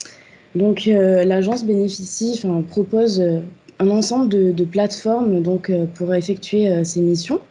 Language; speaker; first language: French; native; French